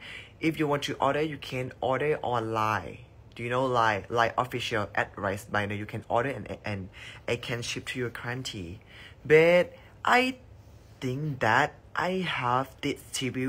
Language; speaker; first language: English; non-native, learner; Thai